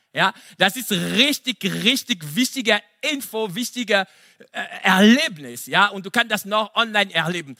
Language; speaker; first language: German; non-native, fluent; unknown